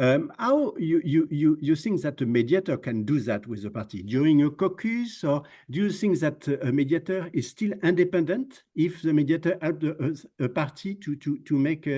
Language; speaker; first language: English; non-native, fluent; French